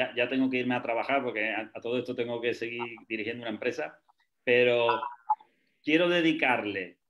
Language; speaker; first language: Spanish; native; Spanish